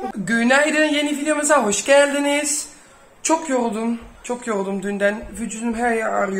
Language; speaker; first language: Turkish; early bilingual, heritage; Dutch